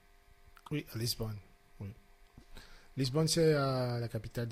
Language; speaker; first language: French; non-native, fluent; Portuguese